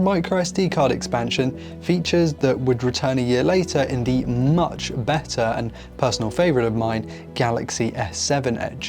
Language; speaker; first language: English; native; English